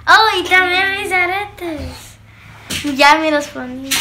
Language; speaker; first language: Spanish; early bilingual, heritage; Spanish